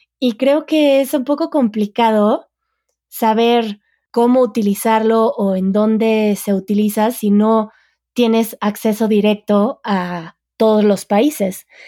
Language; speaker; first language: Spanish; native; Spanish